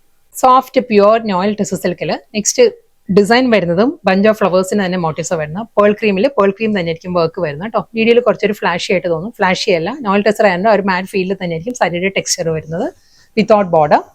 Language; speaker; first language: Malayalam; native; Malayalam